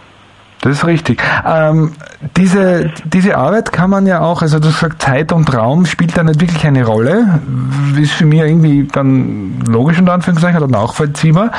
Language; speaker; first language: German; native; German